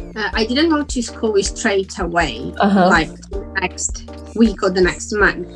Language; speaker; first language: English; non-native, fluent; Portuguese